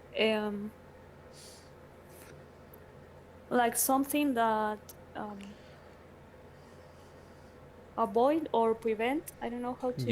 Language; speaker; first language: English; non-native, learner; Spanish